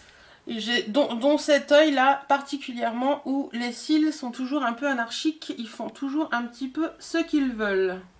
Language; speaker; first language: French; native; French